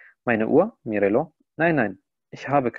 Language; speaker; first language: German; non-native, fluent; Spanish